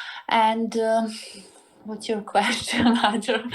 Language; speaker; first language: English; non-native, learner; Serbian